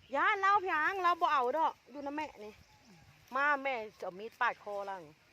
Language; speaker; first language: Thai; native; Thai